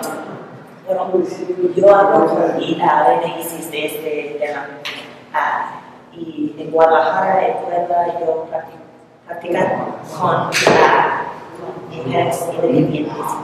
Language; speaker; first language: Spanish; non-native, learner; English